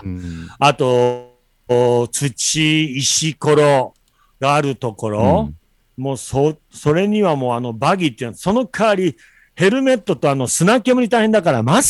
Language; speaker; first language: Japanese; native; Japanese